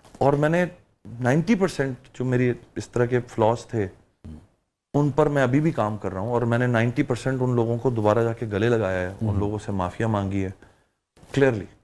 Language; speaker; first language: Urdu; early bilingual, heritage; Urdu